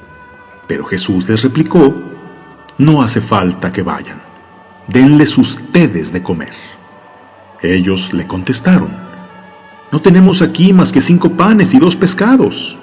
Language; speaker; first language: Spanish; native; Spanish